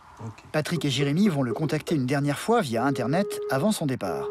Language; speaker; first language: French; native; French